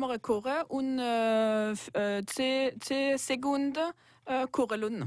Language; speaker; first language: German; non-native, local second language; French